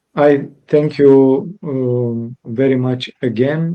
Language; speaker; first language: English; non-native, fluent; Romanian